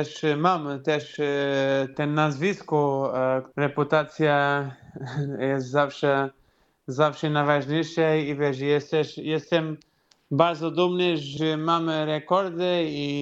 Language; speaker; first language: Polish; non-native, fluent; Portuguese